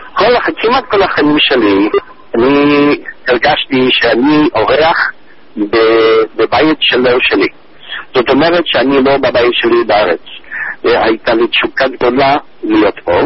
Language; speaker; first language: Hebrew; non-native, fluent; English